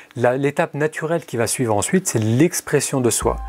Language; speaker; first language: French; early bilingual, other home language; Arabic